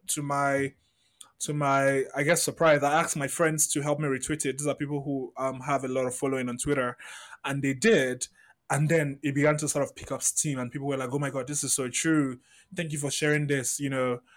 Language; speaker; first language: English; non-native, local second language; Yoruba